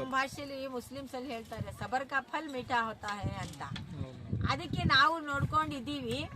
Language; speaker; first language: Kannada; non-native, local second language; Urdu